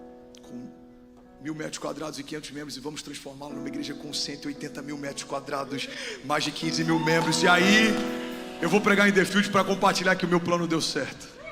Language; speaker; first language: Portuguese; native; Portuguese